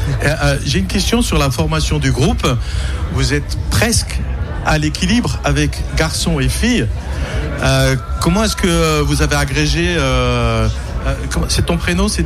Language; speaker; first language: French; native; French